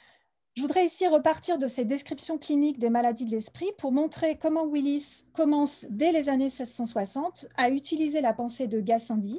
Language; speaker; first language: French; native; French